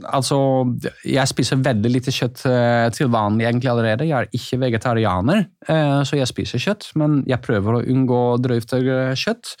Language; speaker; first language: Norwegian; non-native, fluent; Dutch